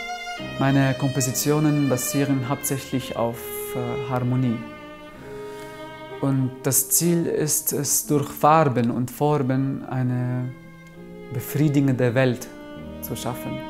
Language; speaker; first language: German; non-native, fluent; Arabic